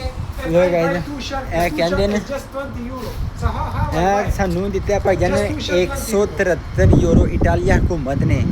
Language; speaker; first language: Hindi; non-native, local second language; Punjabi